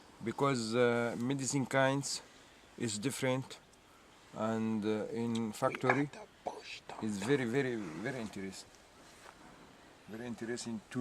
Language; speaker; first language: English; non-native, learner; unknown